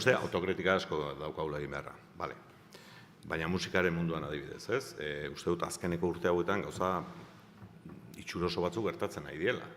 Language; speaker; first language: Basque; native; Basque